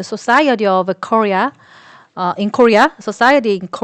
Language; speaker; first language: English; non-native, learner; Korean